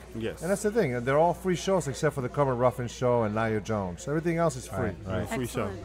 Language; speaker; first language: English; early bilingual, other home language; Spanish